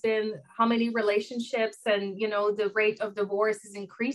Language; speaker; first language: English; non-native, fluent; French